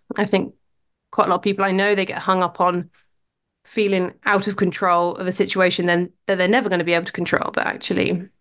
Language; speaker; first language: English; native; English